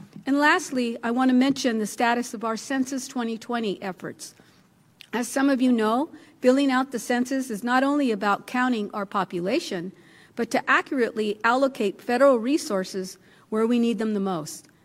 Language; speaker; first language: English; early bilingual, other home language; Spanish